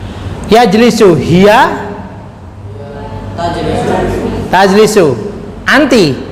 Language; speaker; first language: Arabic; non-native, fluent; Indonesian